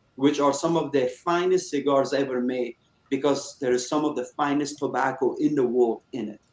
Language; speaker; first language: English; early bilingual, other home language; Persian